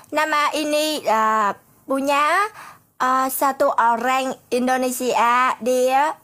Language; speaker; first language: Indonesian; non-native, learner; Vietnamese